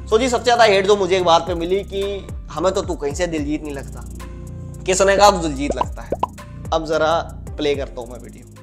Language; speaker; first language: Hindi; non-native, local second language; Punjabi